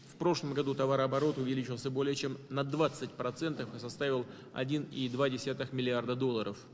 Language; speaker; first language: Russian; native; Russian